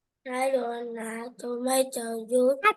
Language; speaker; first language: English; non-native, learner; Vietnamese